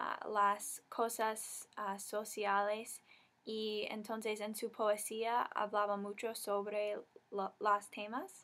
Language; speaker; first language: Spanish; non-native, learner; English